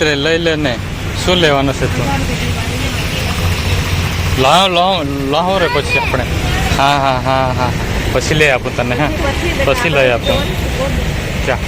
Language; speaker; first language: Gujarati; non-native, local second language; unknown